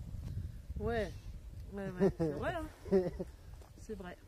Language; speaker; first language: French; native; French